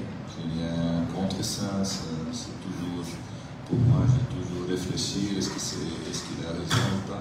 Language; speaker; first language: French; non-native, local second language; Dutch